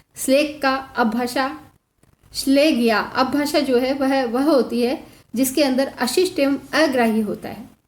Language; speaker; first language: Hindi; native; Hindi